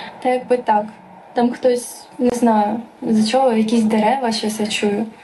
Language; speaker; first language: Ukrainian; native; Ukrainian